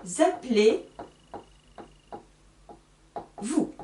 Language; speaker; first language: French; native; French